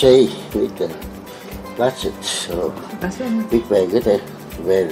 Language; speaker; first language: English; non-native, learner; Vietnamese